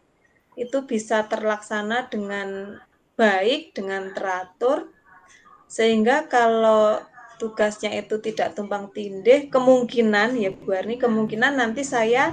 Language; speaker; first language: Indonesian; non-native, local second language; Javanese